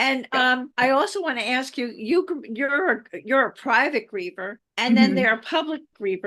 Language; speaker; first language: English; native; English